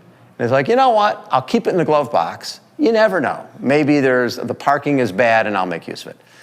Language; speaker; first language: English; native; English